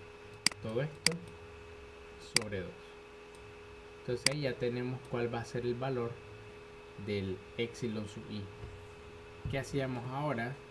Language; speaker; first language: Spanish; native; Spanish